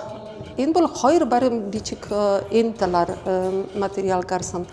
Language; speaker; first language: Mongolian; non-native, fluent; Polish